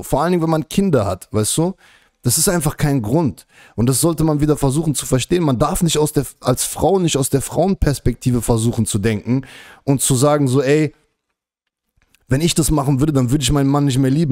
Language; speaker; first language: German; native; German